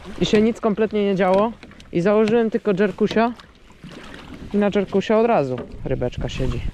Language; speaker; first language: Polish; native; Polish